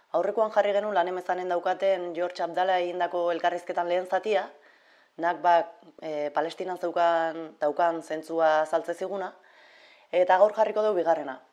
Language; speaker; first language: Basque; native; Basque